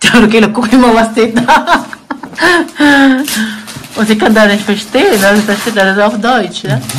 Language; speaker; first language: German; non-native, learner; Cebuano